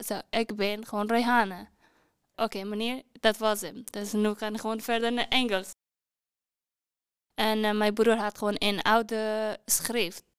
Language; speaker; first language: Dutch; non-native, learner; Persian